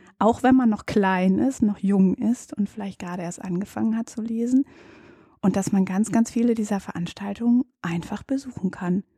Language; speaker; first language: German; native; German